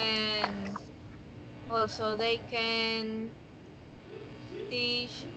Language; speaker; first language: English; non-native, learner; Spanish